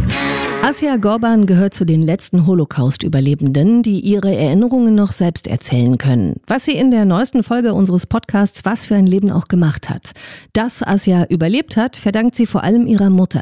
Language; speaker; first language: German; native; German